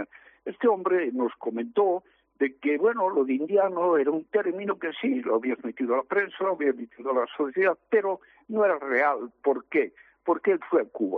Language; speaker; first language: Spanish; native; Spanish